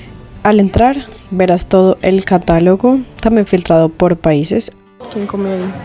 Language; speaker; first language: Spanish; native; Spanish